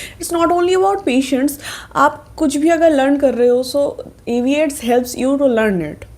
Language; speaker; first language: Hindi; non-native, local second language; Bangla